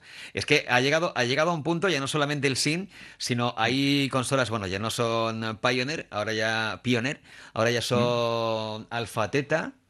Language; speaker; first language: Spanish; native; Spanish